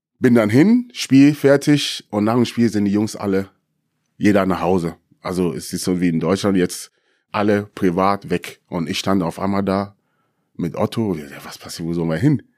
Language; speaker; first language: German; early bilingual, other home language; Akan